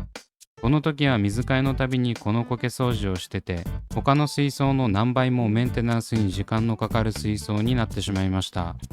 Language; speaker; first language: Japanese; native; Japanese